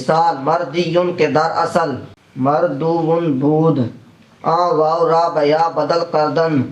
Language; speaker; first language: Persian; non-native, learner; Punjabi